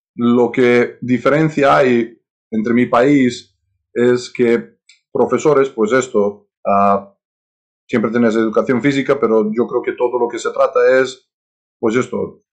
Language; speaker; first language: Spanish; non-native, fluent; Serbian